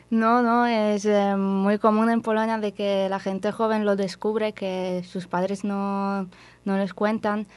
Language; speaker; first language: Spanish; non-native, fluent; Polish